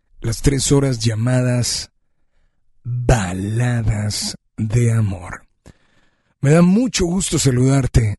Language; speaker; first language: Spanish; native; Spanish